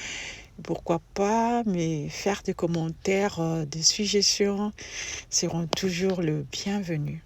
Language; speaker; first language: French; non-native, local second language; Lingala